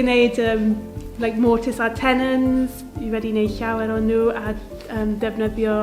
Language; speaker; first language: Welsh; non-native, local second language; English